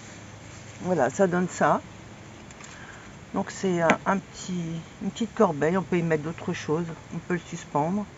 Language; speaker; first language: French; native; French